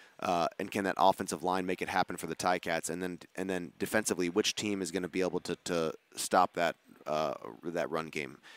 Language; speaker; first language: English; native; English